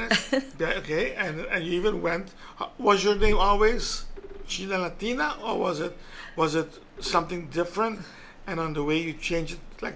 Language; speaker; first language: English; non-native, local second language; Papiamento